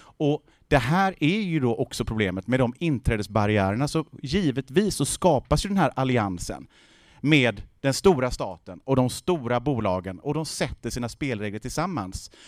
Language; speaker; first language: Swedish; native; Swedish